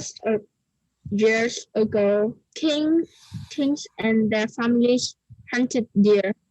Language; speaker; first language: English; non-native, learner; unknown